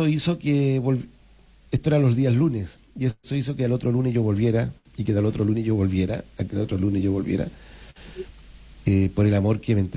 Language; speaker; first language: Spanish; native; Spanish